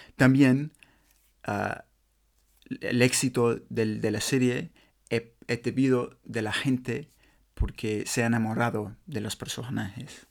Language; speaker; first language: Spanish; non-native, learner; English